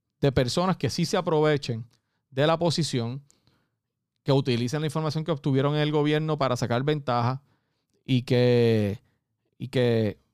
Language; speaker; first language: Spanish; native; Spanish